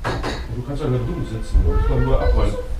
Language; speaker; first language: German; native; German